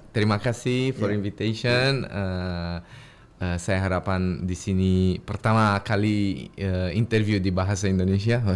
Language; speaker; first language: Indonesian; non-native, learner; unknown